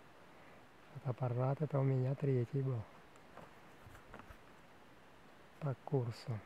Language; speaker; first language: Russian; native; Russian